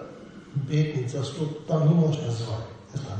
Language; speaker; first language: Russian; non-native, learner; Tibetan